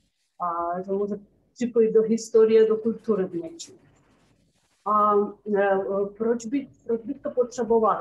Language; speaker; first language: Czech; early bilingual, heritage; Czech